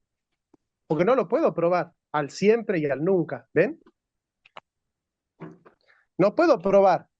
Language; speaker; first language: Spanish; native; Spanish